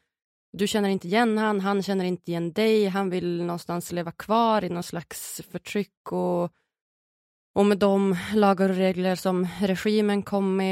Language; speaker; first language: Swedish; native; Swedish